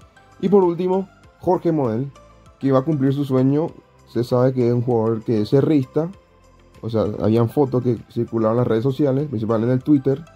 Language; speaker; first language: Spanish; native; Spanish